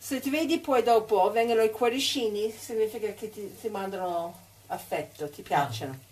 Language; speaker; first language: Italian; non-native, fluent; English